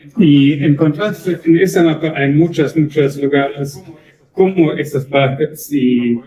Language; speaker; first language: Spanish; non-native, learner; German